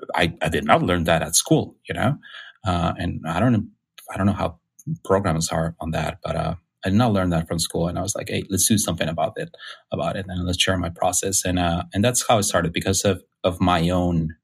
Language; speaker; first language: English; non-native, fluent; Spanish